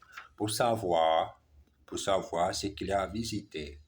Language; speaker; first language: French; non-native, learner; German